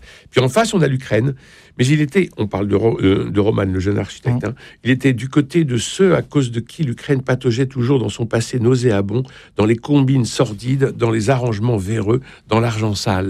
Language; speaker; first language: French; native; French